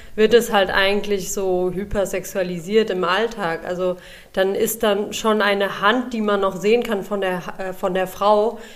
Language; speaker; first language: German; early bilingual, other home language; Urdu